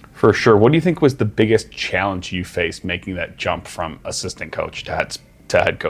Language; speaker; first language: English; native; English